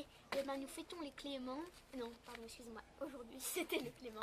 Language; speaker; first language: French; native; French